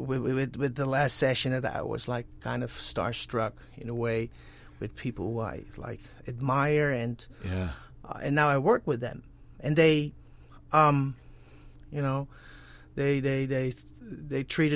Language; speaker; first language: English; non-native, fluent; Dutch